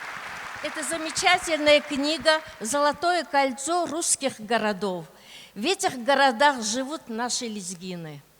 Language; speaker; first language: Russian; non-native, local second language; Lezghian